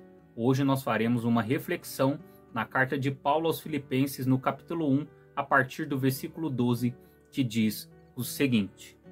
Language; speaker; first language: Portuguese; native; Portuguese